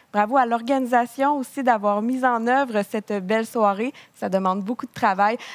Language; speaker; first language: French; native; French